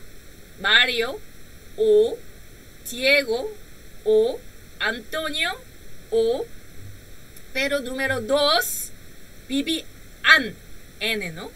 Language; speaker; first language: Spanish; non-native, learner; Korean